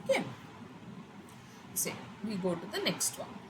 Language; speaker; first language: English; non-native, local second language; Tamil